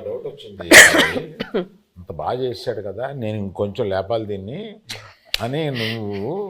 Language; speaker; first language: Telugu; native; Telugu